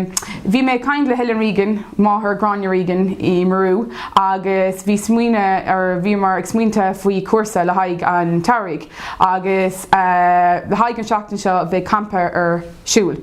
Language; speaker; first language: Irish; non-native, local second language; English